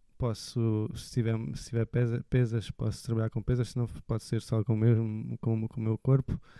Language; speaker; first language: Portuguese; early bilingual, other home language; French